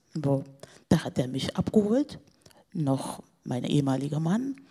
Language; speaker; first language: German; non-native, fluent; Portuguese